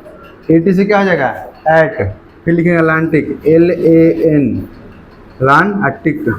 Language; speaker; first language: Hindi; native; Hindi